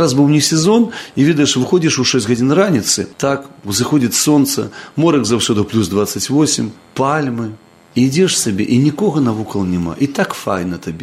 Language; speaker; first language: Belarusian; native; Belarusian